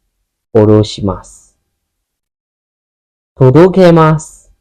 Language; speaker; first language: Japanese; non-native, fluent; Burmese